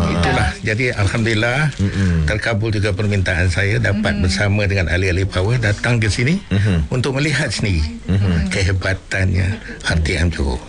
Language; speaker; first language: Malay; native; Malay